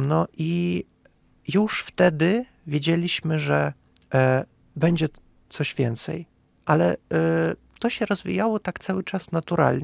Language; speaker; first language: Polish; non-native, fluent; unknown